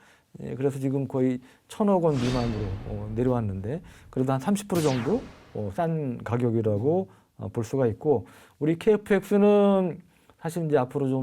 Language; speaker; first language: Korean; native; Korean